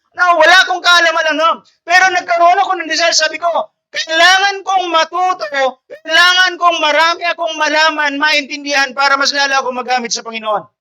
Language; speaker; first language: Filipino; non-native, local second language; Bikol